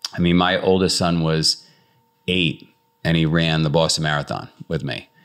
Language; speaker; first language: English; native; English